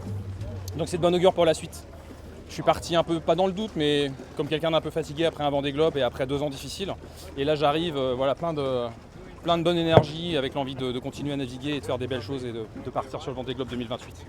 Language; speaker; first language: French; native; French